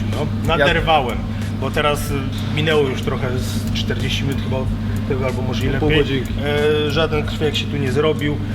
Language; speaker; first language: Polish; native; Polish